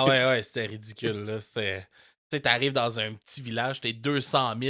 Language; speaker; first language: French; native; French